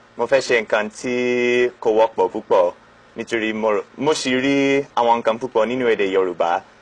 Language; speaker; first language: Yoruba; non-native, fluent; English